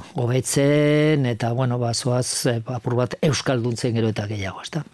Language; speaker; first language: Basque; non-native, local second language; Spanish